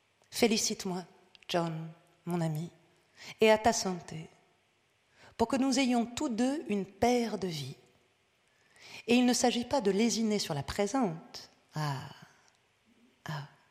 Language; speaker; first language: French; early bilingual, heritage; French